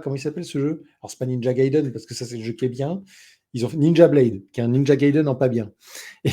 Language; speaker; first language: French; native; French